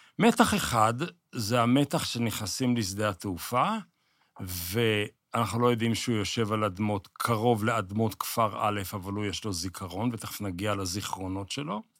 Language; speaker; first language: Hebrew; native; Hebrew